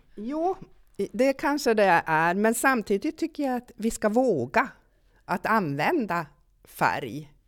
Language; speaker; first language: Swedish; native; Swedish